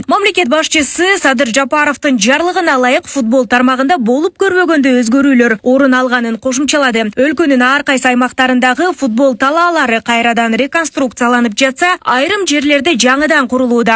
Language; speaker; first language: Kyrgyz; native; Kyrgyz